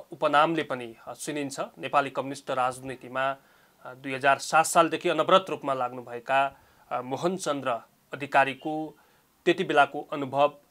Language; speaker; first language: Nepali; native; Nepali